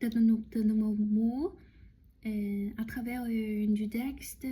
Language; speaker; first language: French; non-native, learner; Chinese